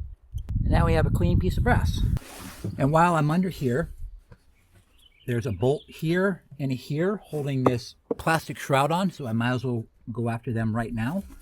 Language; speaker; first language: English; native; English